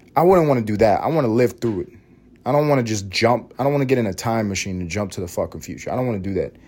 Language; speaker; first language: English; early bilingual, other home language; Spanish